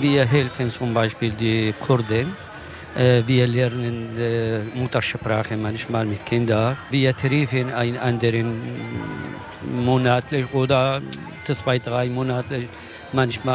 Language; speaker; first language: German; non-native, local second language; Kurdish